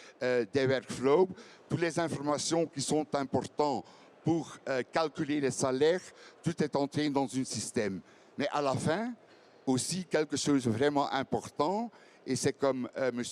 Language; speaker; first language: French; non-native, fluent; Dutch